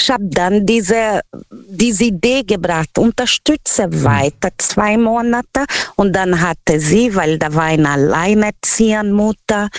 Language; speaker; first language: German; non-native, learner; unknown